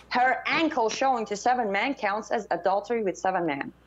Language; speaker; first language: English; non-native, fluent; Persian